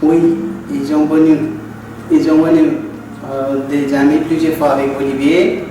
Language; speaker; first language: French; non-native, learner; Nepali